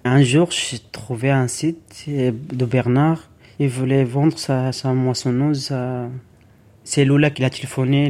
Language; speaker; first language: French; non-native, learner; Arabic